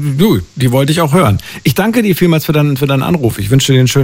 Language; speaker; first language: German; native; German